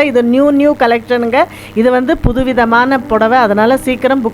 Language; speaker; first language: Tamil; native; Tamil